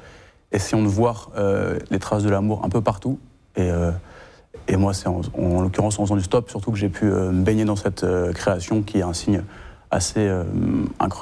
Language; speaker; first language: French; native; French